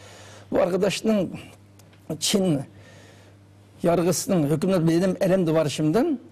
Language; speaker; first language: Turkish; non-native, learner; Uyghur